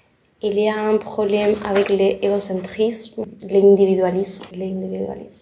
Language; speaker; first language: French; non-native, learner; Spanish